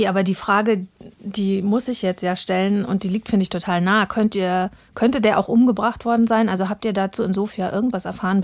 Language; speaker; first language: German; native; German